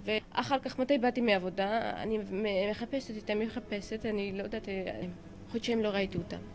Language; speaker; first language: Hebrew; non-native, fluent; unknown